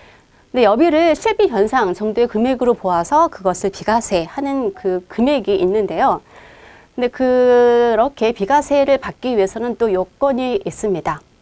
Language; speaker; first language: Korean; native; Korean